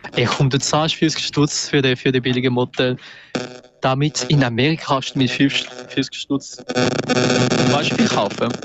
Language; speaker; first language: German; native; German